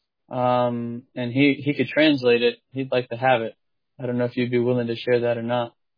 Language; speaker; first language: English; native; English